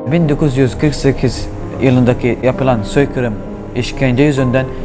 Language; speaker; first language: Turkish; early bilingual, other home language; Arabic